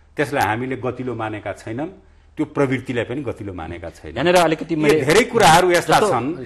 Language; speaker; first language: Nepali; non-native, local second language; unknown